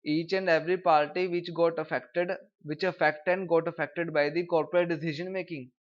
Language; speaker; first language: English; non-native, local second language; Punjabi